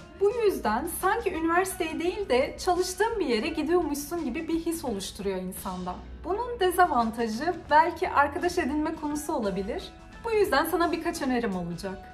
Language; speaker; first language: Turkish; native; Turkish